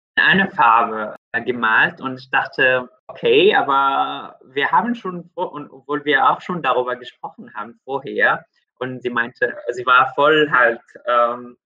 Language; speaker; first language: German; non-native, fluent; Arabic